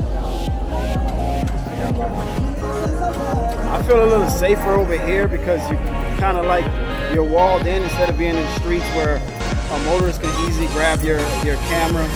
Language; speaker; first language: English; native; English